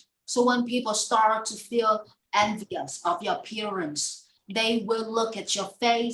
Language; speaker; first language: English; non-native, fluent; Vietnamese